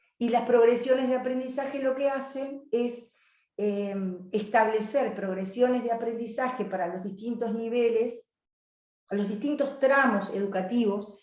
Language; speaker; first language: Spanish; native; Spanish